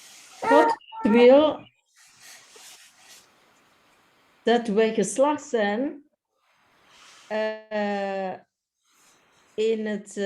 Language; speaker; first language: Dutch; non-native, fluent; Indonesian